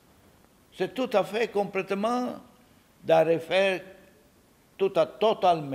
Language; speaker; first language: French; non-native, learner; Italian